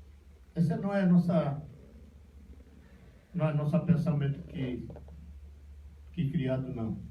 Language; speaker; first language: Portuguese; non-native, local second language; Yanomámi